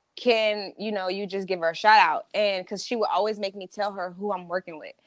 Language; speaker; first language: English; native; English